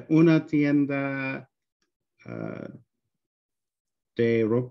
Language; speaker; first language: Spanish; non-native, learner; English